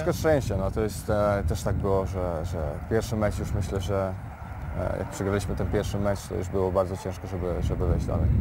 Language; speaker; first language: Polish; early bilingual, heritage; Polish